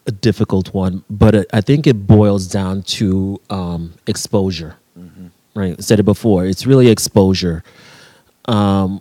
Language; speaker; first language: English; native; English